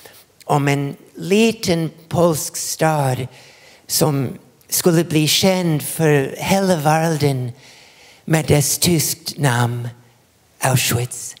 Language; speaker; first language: Swedish; non-native, fluent; English